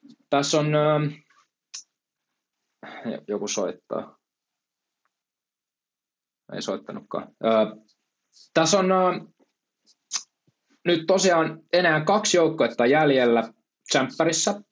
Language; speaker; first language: Finnish; native; Finnish